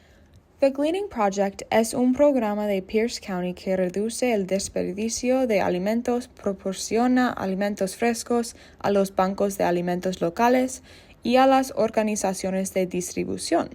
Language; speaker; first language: Spanish; non-native, learner; English